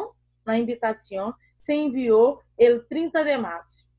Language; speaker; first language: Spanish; non-native, learner; Portuguese